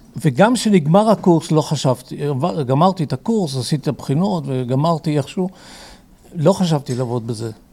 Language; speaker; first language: Hebrew; early bilingual, other home language; English